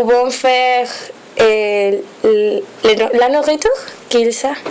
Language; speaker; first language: French; non-native, learner; Spanish